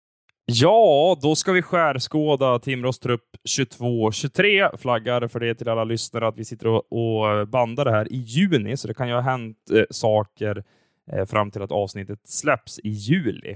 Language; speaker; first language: Swedish; native; Swedish